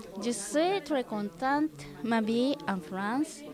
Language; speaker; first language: French; non-native, learner; Japanese